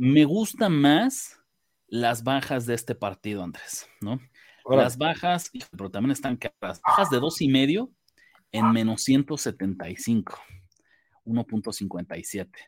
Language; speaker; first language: Spanish; native; Spanish